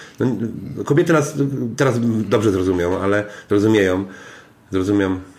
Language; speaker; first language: Polish; native; Polish